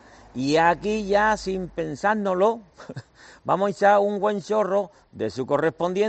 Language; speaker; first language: Spanish; native; Spanish